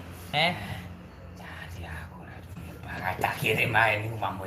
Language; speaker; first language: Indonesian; non-native, local second language; Javanese